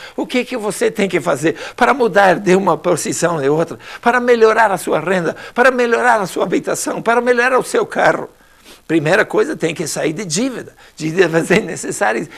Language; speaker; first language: Portuguese; non-native, fluent; English